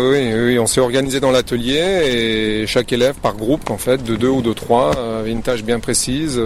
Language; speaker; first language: French; native; French